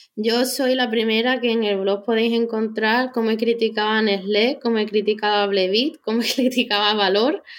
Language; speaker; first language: Spanish; native; Spanish